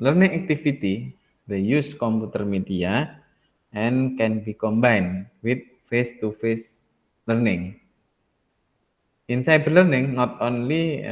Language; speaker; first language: English; non-native, learner; Indonesian